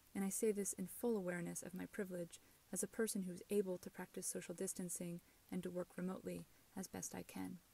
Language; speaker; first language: English; native; English